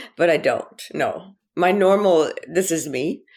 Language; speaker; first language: English; early bilingual, other home language; French